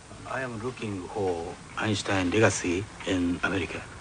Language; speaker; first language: English; non-native, learner; Japanese